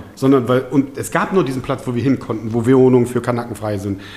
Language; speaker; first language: German; native; German